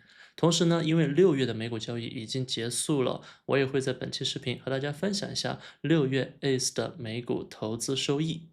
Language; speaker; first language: Chinese; native; Chinese